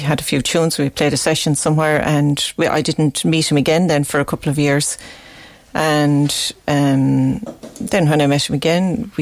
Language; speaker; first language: English; native; English